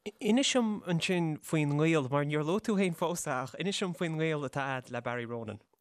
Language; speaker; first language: Irish; native; Irish